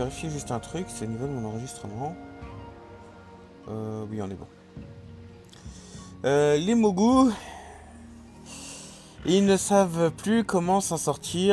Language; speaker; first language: French; native; French